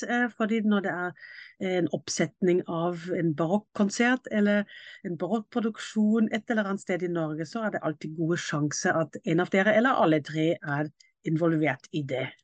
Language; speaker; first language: Norwegian; non-native, fluent; German